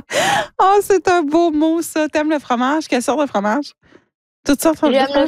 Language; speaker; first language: French; native; French